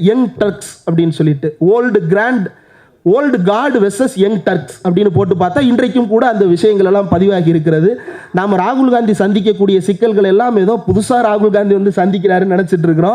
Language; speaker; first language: Tamil; native; Tamil